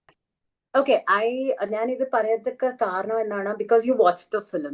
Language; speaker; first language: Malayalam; non-native, learner; Telugu